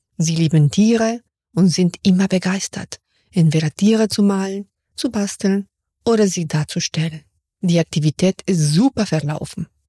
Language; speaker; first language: German; non-native, fluent; Spanish